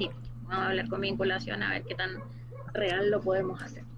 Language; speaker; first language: Spanish; native; Spanish